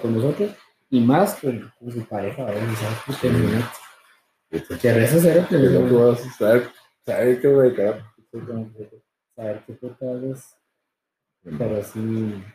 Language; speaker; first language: Spanish; native; Spanish